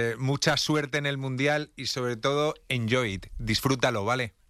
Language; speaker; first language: Spanish; native; Spanish